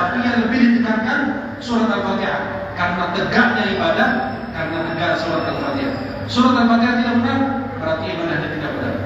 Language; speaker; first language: Indonesian; non-native, fluent; Arabic